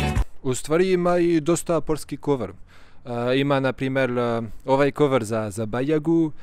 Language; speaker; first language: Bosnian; non-native, fluent; French